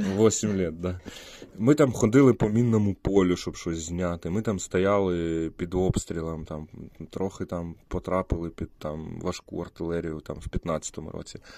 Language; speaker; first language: Ukrainian; non-native, local second language; Russian